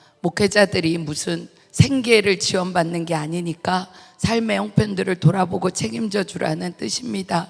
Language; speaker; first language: Korean; native; Korean